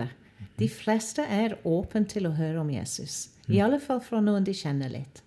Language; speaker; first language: Norwegian; non-native, fluent; English